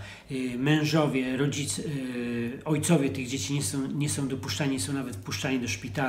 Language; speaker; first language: Polish; native; Polish